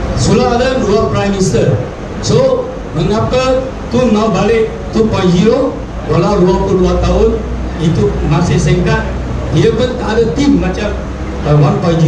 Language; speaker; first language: Malay; non-native, local second language; Chinese